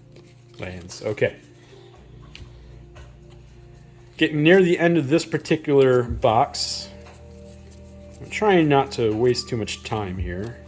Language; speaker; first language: English; native; English